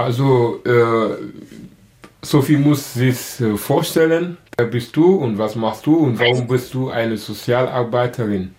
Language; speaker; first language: German; non-native, learner; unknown